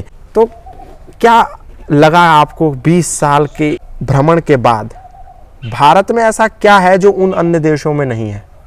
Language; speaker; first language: Hindi; native; Hindi